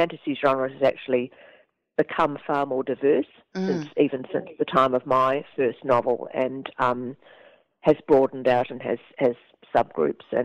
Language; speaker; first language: English; native; English